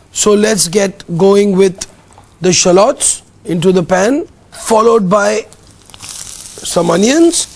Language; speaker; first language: English; non-native, local second language; Hindi